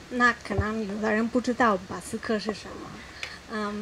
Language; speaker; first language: Chinese; non-native, fluent; Spanish